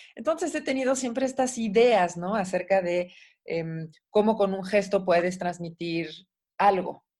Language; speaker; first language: Spanish; non-native, fluent; French